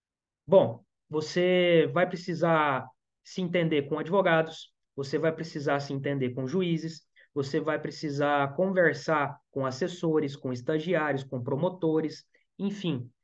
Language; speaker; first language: Portuguese; native; Portuguese